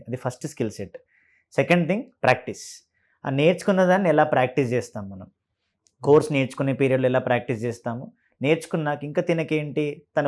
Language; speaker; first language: Telugu; native; Telugu